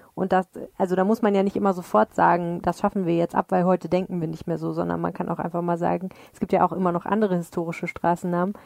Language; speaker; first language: German; native; German